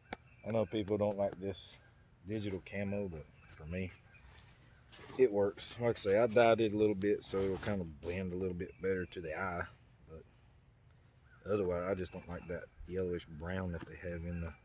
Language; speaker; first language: English; native; English